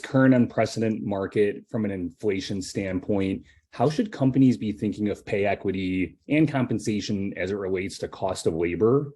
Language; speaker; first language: English; native; English